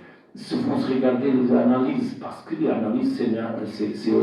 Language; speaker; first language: French; non-native, fluent; Portuguese